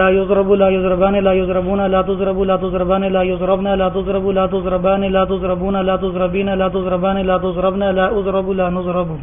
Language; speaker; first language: Arabic; non-native, learner; Urdu